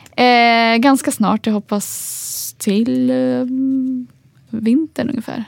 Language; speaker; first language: Swedish; early bilingual, other home language; Arabic